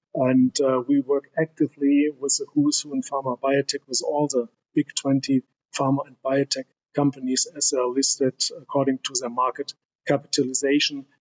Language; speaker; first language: English; non-native, fluent; German